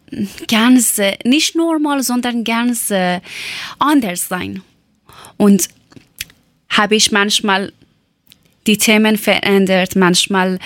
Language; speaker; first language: German; non-native, learner; Persian